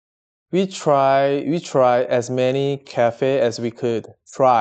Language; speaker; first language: English; non-native, learner; Korean